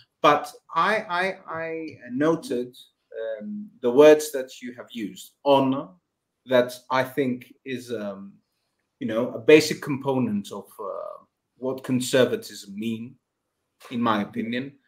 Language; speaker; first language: English; non-native, fluent; Greek